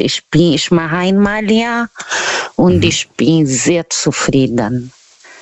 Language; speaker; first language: German; non-native, fluent; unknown